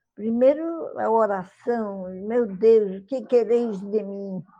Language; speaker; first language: Portuguese; native; Portuguese